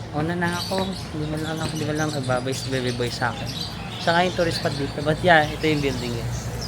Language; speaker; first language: Filipino; non-native, local second language; Waray